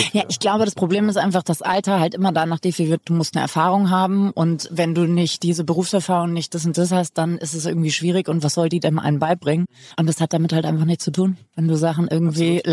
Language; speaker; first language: German; native; German